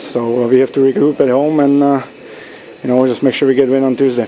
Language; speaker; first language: English; non-native, fluent; Czech